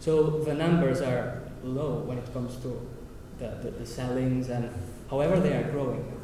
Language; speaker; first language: English; non-native, fluent; Catalan